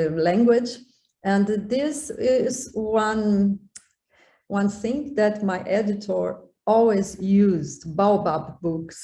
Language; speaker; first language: English; non-native, learner; Portuguese